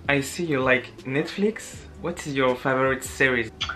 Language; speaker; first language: English; non-native, learner; French